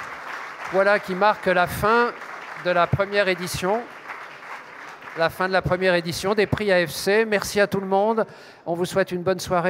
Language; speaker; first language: French; native; French